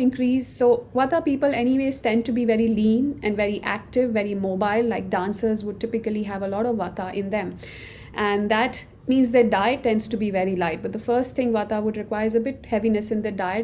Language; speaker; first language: English; non-native, local second language; Hindi